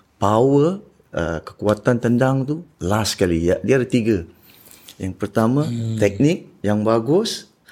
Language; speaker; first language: Malay; native; Malay